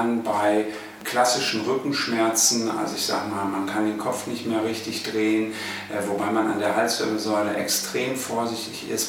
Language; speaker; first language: German; native; German